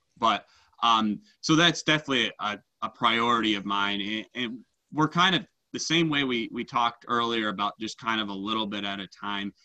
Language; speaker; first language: English; native; English